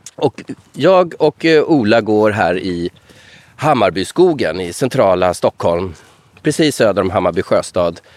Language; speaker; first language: Swedish; native; Swedish